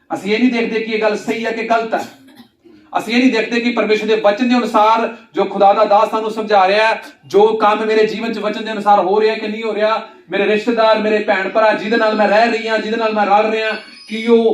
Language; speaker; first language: Hindi; non-native, local second language; Punjabi